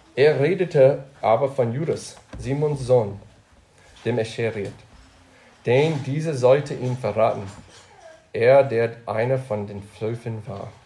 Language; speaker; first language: German; non-native, fluent; English